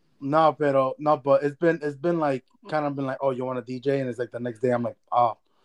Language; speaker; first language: English; early bilingual, other home language; Spanish